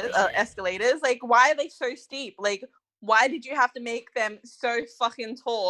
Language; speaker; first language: English; non-native, local second language; Tongan